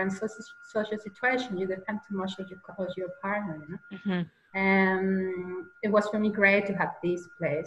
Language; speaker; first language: English; non-native, learner; Spanish